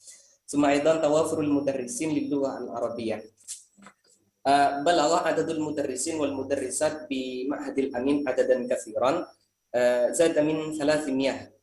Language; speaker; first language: Arabic; non-native, fluent; Indonesian